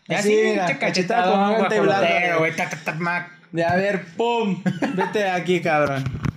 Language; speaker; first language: Spanish; native; Spanish